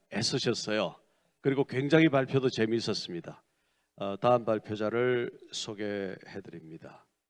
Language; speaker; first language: Korean; native; Korean